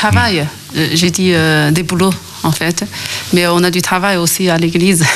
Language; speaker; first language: French; non-native, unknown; Chinese